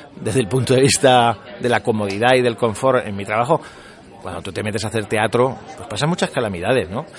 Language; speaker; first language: Spanish; native; Spanish